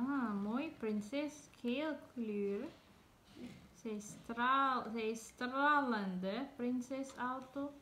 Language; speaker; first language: Dutch; non-native, learner; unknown